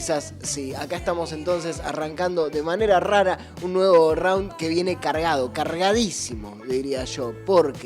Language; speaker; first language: Spanish; native; Spanish